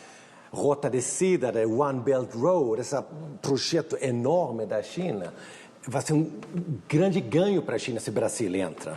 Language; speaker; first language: Portuguese; non-native, fluent; Swedish